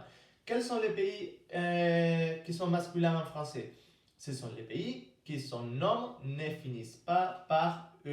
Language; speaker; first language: French; non-native, fluent; Spanish